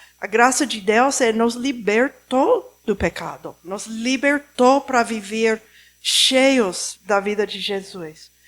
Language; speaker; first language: Portuguese; non-native, fluent; Spanish